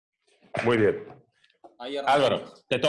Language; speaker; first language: Spanish; non-native, fluent; Croatian